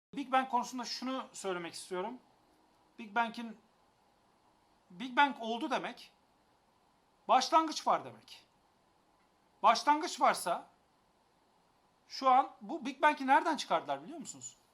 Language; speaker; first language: Turkish; native; Turkish